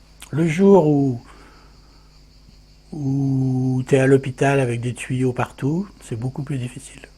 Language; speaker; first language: French; native; French